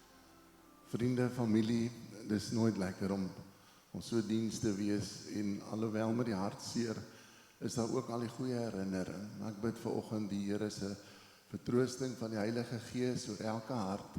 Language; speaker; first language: Afrikaans; native; Afrikaans